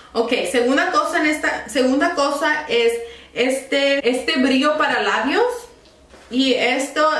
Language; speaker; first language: Spanish; early bilingual, other home language; English